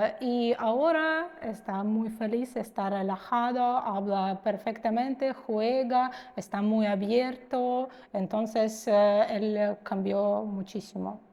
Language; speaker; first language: Spanish; non-native, fluent; Russian